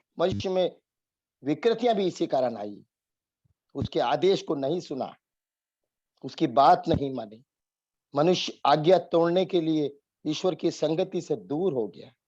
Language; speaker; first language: Hindi; native; Hindi